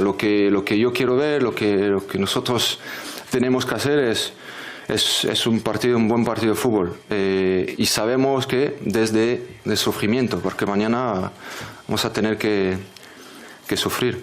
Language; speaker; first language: Spanish; non-native, fluent; French